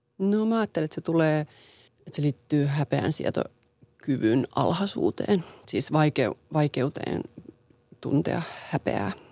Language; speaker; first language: Finnish; non-native, local second language; Swedish